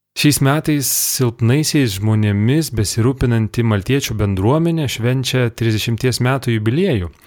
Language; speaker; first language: Lithuanian; native; Lithuanian